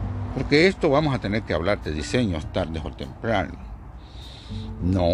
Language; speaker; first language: Spanish; native; Spanish